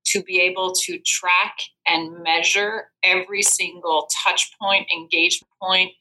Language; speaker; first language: English; non-native, fluent; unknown